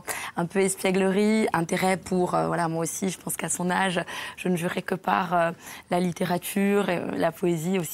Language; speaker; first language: French; native; French